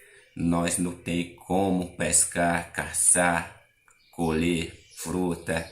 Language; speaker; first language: Portuguese; non-native, local second language; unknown